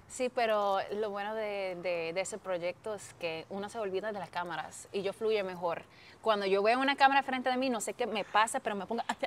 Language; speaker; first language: Spanish; non-native, fluent; English